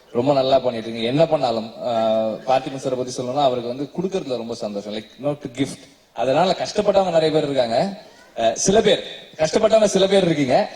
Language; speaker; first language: Tamil; native; Tamil